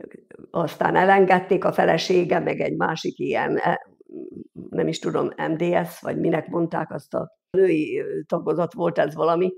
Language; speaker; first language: Hungarian; native; Hungarian